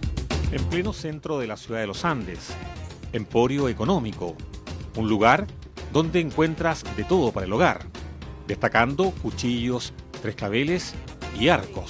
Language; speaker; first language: Spanish; native; Spanish